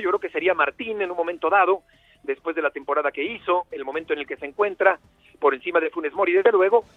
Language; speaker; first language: Spanish; native; Spanish